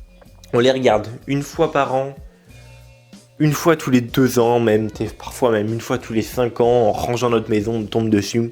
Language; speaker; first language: French; native; French